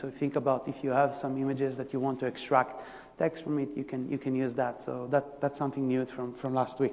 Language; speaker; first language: English; non-native, fluent; Hebrew